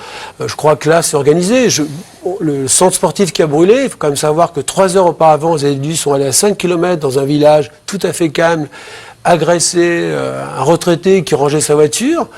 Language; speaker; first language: French; native; French